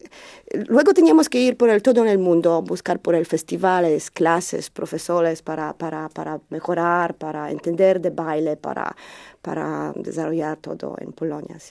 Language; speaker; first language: Spanish; non-native, learner; Polish